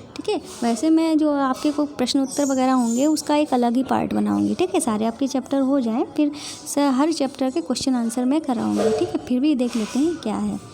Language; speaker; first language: Hindi; native; Hindi